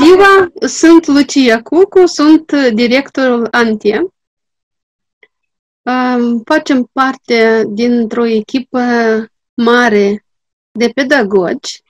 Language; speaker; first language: Romanian; non-native, local second language; Gagauz